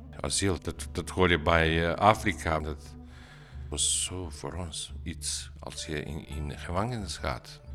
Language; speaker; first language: Dutch; non-native, learner; Bosnian